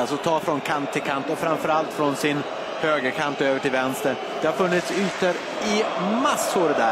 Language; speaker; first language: Swedish; native; Swedish